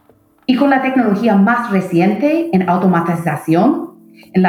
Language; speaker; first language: Spanish; non-native, fluent; English